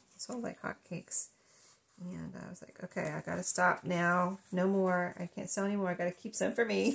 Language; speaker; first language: English; native; English